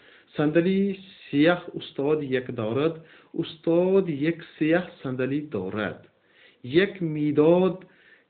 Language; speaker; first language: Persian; non-native, fluent; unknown